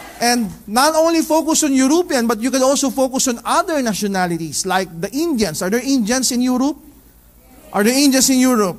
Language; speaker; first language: English; non-native, local second language; Filipino